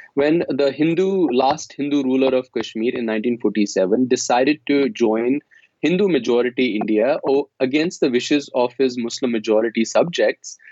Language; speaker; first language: English; non-native, local second language; Kashmiri